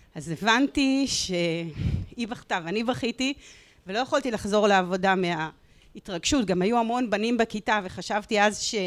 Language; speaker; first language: Hebrew; native; Hebrew